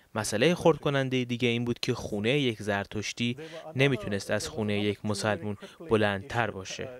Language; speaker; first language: Persian; early bilingual, heritage; Arabic